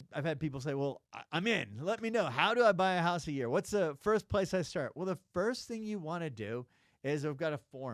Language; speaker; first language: English; native; English